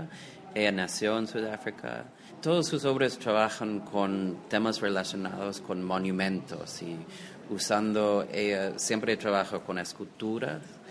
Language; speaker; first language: Spanish; non-native, fluent; English